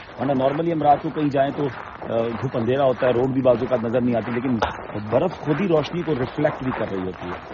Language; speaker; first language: Urdu; native; Urdu